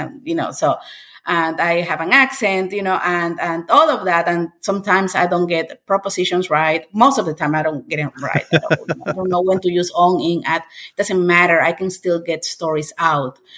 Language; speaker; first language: English; non-native, fluent; Spanish